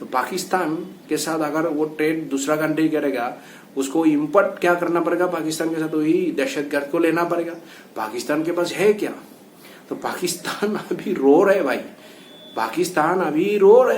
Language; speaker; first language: Hindi; non-native, local second language; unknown